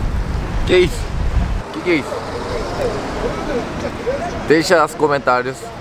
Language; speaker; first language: Portuguese; non-native, learner; Korean